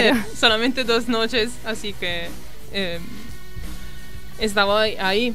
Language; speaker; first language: Spanish; non-native, learner; Italian